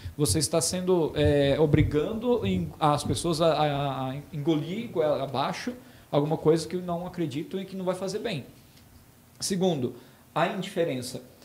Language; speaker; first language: Portuguese; native; Portuguese